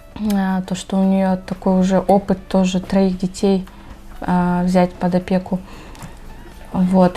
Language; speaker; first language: Russian; native; Russian